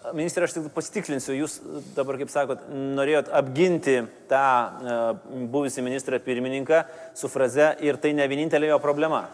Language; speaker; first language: Lithuanian; native; Lithuanian